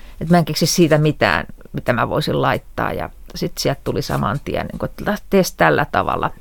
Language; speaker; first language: Finnish; native; Finnish